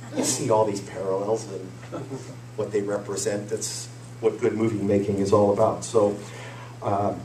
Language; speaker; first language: English; native; English